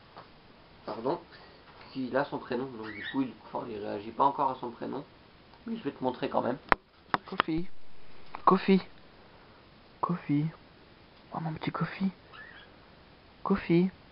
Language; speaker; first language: French; native; French